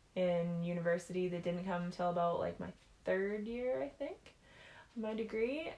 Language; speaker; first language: English; native; English